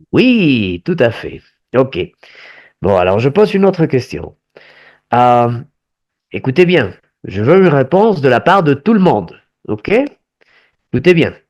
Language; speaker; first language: French; non-native, fluent; Spanish